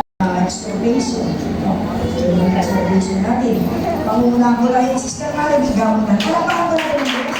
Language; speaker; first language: Filipino; native; Filipino